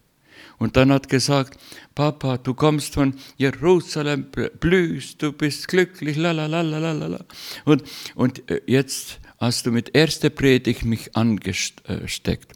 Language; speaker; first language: German; non-native, learner; Estonian